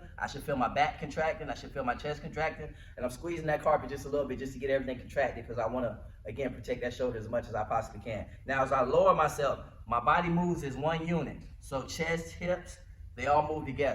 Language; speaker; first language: English; native; English